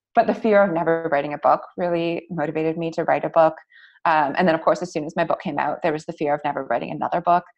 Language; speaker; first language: English; native; English